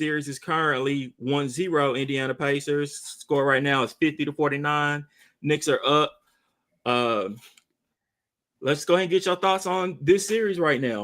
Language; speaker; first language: English; native; English